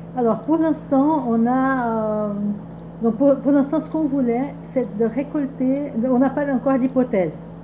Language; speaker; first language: French; non-native, fluent; Portuguese